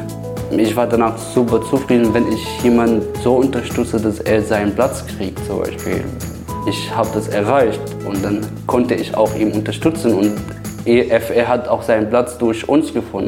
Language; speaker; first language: German; non-native, fluent; Arabic